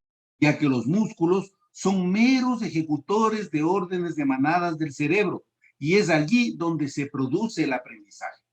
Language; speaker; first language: Spanish; native; Spanish